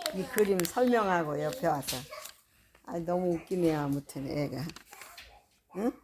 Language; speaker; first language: Korean; native; Korean